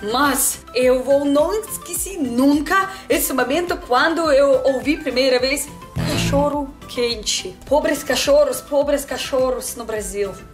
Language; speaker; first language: Portuguese; non-native, learner; Russian